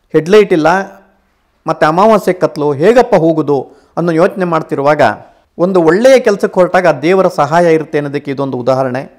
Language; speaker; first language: Kannada; native; Kannada